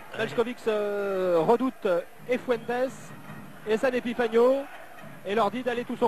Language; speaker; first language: French; native; French